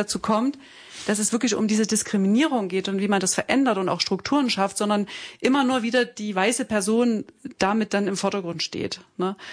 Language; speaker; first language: German; native; German